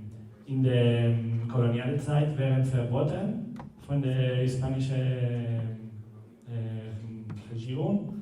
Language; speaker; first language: German; non-native, learner; Spanish